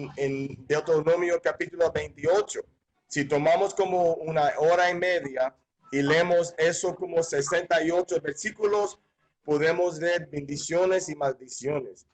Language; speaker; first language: Spanish; non-native, fluent; English